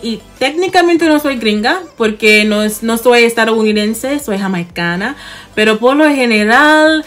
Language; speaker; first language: Spanish; non-native, fluent; English